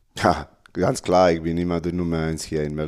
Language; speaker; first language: German; non-native, learner; Serbian